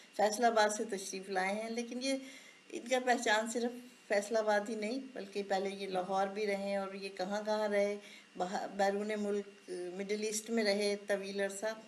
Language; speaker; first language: Urdu; native; Urdu